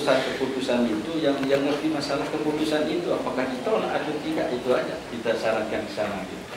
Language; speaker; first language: Indonesian; non-native, local second language; Sasak